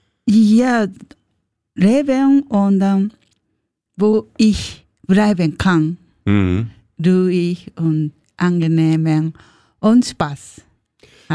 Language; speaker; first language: German; non-native, learner; Japanese